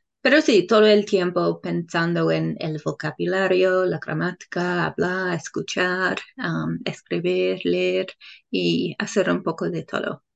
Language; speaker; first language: Spanish; non-native, learner; English